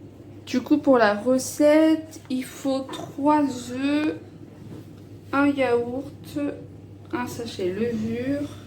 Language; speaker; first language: French; native; French